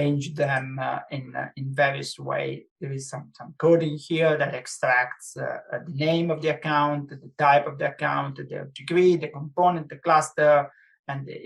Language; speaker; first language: English; non-native, fluent; Italian